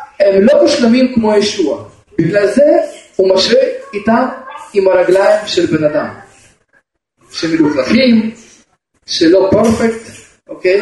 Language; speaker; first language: Hebrew; non-native, fluent; Russian